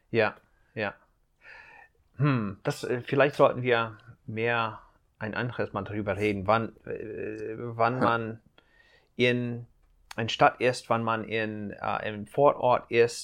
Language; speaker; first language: German; non-native, fluent; English